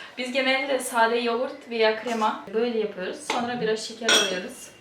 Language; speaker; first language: Turkish; non-native, learner; Ukrainian